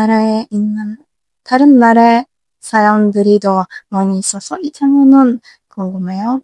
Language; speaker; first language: Korean; non-native, learner; Turkish